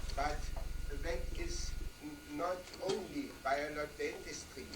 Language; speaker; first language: English; non-native, fluent; German